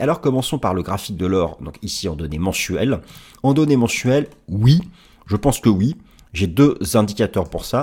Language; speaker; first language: French; native; French